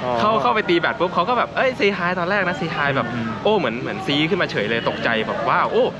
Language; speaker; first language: Thai; native; Thai